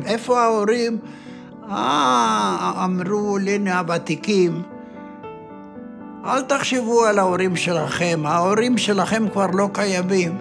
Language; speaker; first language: Hebrew; non-native, fluent; Ladino